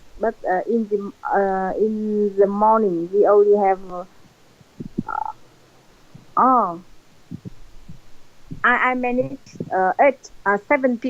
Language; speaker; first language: English; non-native, learner; Vietnamese